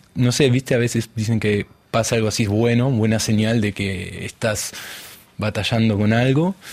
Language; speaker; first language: Spanish; native; Spanish